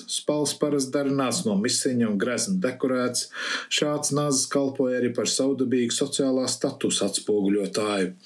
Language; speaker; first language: Latvian; early bilingual, heritage; Latvian